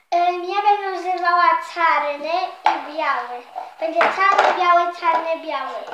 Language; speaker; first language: Polish; early bilingual, heritage; Polish